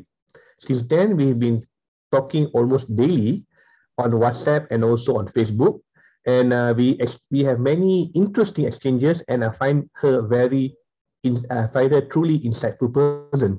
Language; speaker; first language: English; non-native, local second language; Tamil